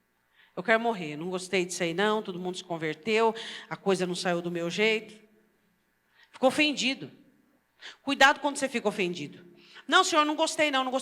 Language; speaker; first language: Portuguese; native; Portuguese